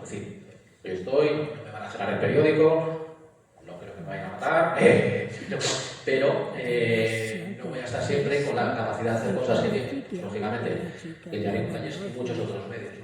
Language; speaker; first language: Spanish; native; Spanish